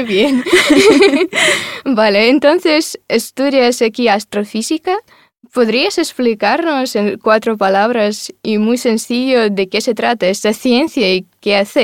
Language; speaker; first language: Spanish; non-native, fluent; Russian